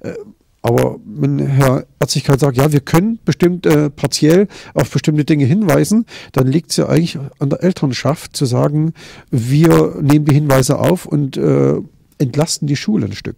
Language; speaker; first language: German; native; German